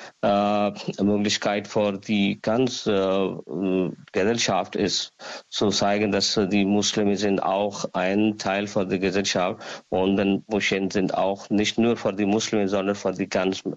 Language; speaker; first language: German; non-native, learner; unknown